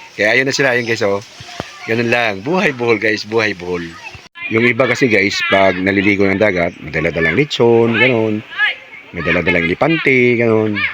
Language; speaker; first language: Filipino; non-native, local second language; Cebuano